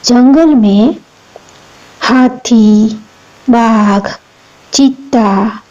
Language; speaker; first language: Hindi; non-native, local second language; Gujarati